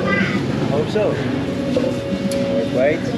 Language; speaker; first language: English; non-native, fluent; Swedish